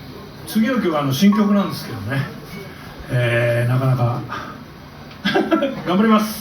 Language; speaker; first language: Japanese; native; Japanese